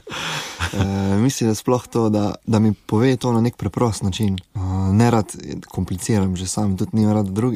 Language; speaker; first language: Slovenian; native; Slovenian